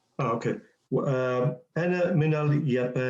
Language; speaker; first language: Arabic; non-native, learner; English